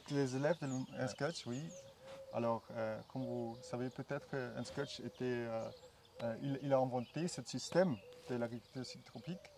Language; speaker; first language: French; non-native, fluent; German